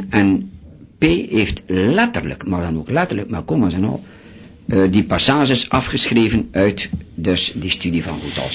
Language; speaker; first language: Dutch; native; Dutch